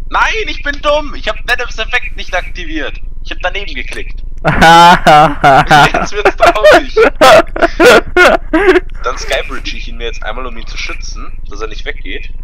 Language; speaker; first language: German; native; German